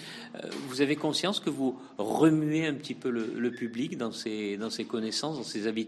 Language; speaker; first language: French; native; French